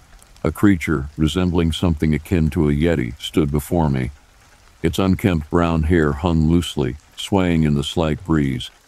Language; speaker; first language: English; native; English